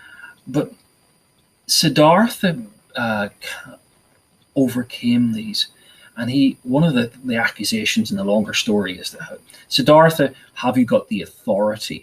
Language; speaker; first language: English; native; English